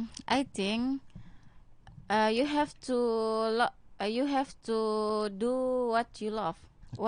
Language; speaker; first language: English; non-native, learner; Indonesian